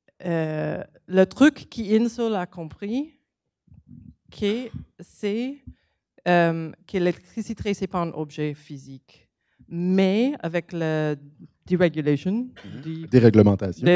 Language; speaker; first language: French; non-native, learner; English